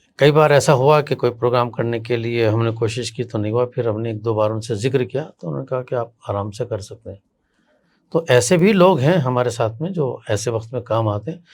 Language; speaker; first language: Urdu; native; Urdu